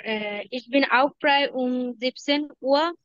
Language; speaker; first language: German; non-native, learner; Bangla